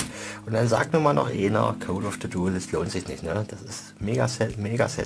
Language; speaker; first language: German; native; German